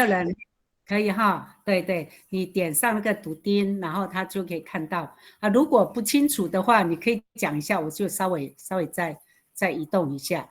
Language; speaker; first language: Chinese; non-native, local second language; Amis